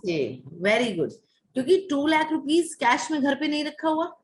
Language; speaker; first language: Hindi; native; Hindi